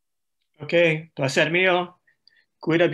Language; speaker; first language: Spanish; non-native, fluent; English